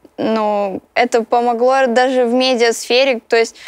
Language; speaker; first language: Russian; native; Russian